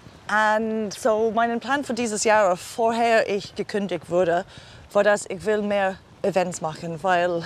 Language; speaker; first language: German; non-native, learner; English